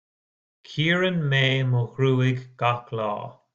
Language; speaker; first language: Irish; non-native, learner; English